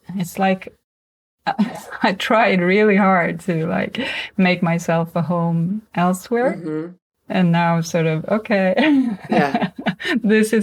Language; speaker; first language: English; non-native, fluent; Swedish